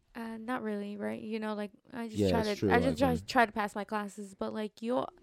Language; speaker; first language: English; early bilingual, other home language; Spanish